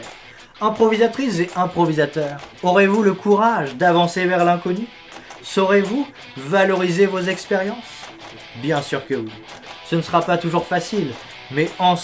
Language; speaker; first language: French; native; French